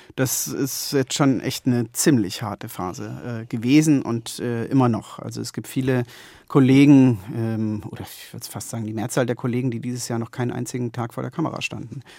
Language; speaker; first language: German; native; German